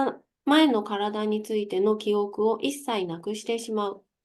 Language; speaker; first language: Japanese; native; Japanese